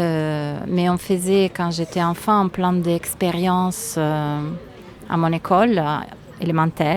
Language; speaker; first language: French; non-native, fluent; Italian